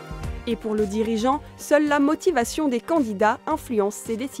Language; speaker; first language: French; native; French